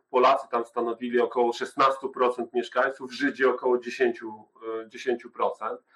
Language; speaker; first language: Polish; native; Polish